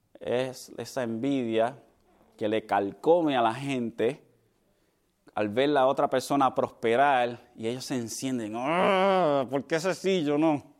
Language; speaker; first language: Spanish; early bilingual, heritage; Spanish